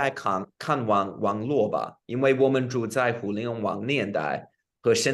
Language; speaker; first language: Chinese; non-native, fluent; English